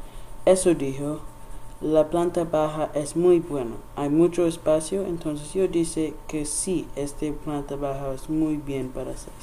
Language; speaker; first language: Spanish; non-native, learner; English